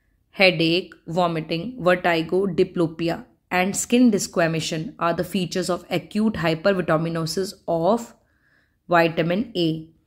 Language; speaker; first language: English; non-native, local second language; Hindi